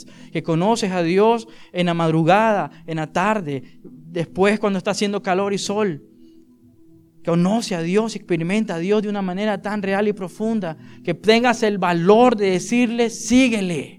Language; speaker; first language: Spanish; native; Spanish